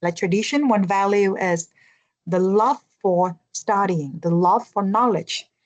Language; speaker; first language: English; non-native, fluent; Vietnamese